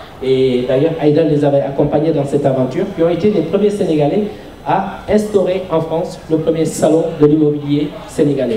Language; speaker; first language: French; non-native, local second language; Wolof